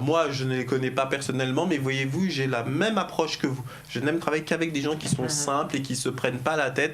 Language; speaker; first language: French; native; French